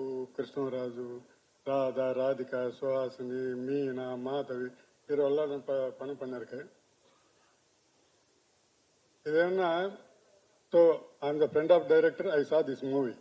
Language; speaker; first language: Tamil; non-native, learner; Telugu